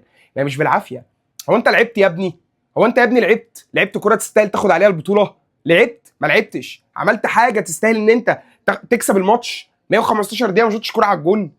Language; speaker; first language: Arabic; native; Arabic